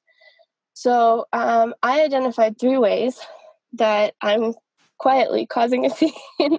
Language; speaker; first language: English; native; English